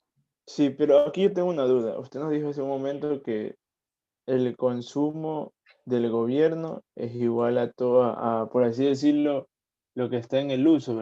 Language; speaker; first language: Spanish; native; Spanish